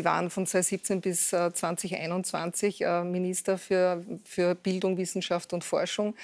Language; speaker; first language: German; native; German